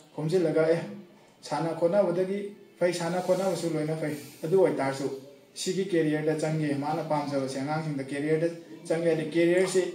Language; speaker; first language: Manipuri; native; Manipuri